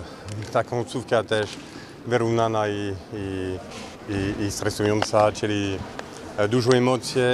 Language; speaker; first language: Polish; non-native, fluent; French